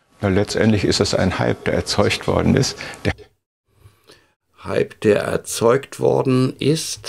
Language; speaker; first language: German; native; German